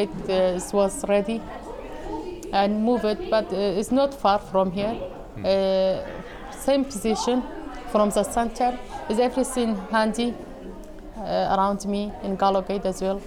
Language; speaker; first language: English; non-native, learner; Arabic